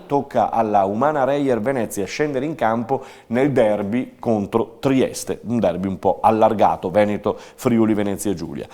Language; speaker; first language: Italian; native; Italian